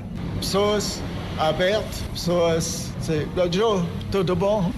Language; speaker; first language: Portuguese; non-native, learner; German